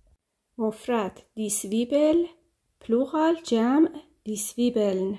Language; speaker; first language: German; non-native, fluent; Persian